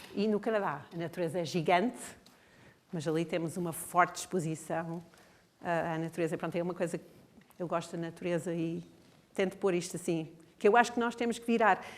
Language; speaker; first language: Portuguese; non-native, fluent; English